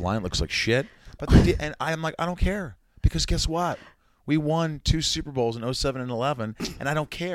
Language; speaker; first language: English; native; English